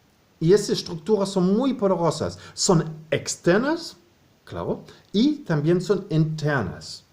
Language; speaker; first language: Spanish; non-native, fluent; German